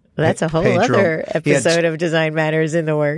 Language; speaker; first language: English; native; English